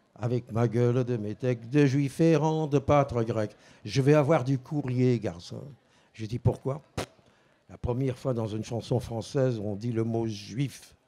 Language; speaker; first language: French; early bilingual, other home language; Dutch